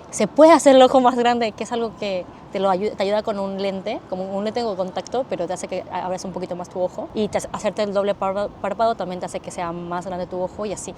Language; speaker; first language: Spanish; native; Spanish